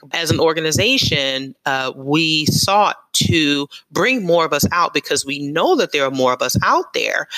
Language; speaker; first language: English; native; English